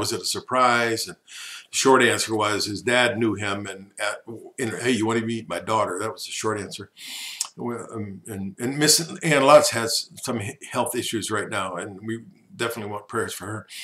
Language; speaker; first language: English; native; English